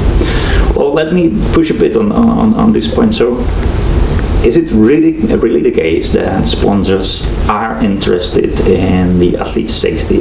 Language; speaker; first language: English; non-native, fluent; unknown